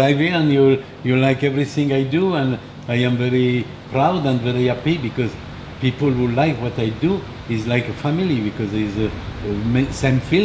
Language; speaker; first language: English; non-native, learner; French